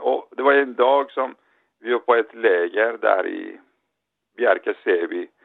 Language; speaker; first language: Swedish; non-native, fluent; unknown